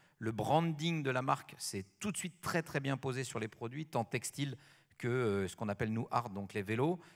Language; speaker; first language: French; native; French